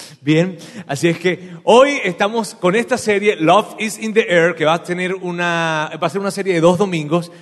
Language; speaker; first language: Spanish; native; Spanish